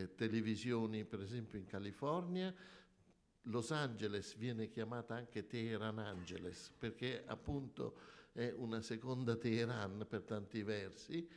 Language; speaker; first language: Italian; native; Italian